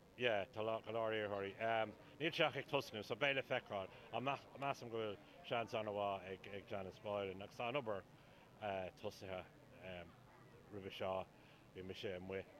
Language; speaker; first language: Irish; non-native, local second language; English